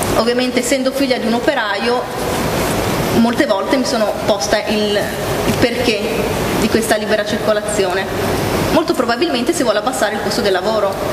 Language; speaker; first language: Italian; early bilingual, other home language; Arabic